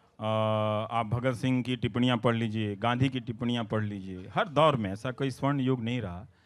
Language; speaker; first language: Hindi; non-native, local second language; Bhojpuri